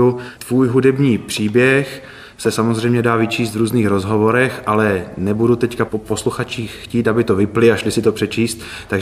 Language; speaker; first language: Czech; native; Czech